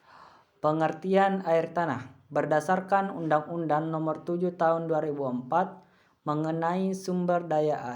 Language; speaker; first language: Indonesian; native; Indonesian